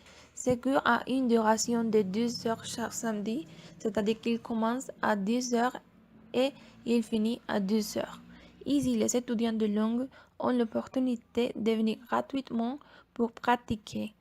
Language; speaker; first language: French; non-native, learner; Spanish